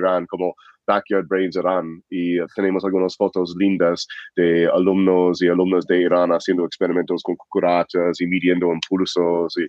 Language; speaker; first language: Spanish; non-native, fluent; English